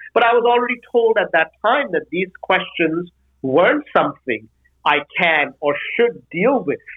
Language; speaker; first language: English; non-native, local second language; Bangla